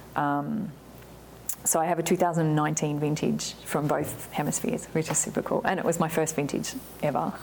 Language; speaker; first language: English; native; English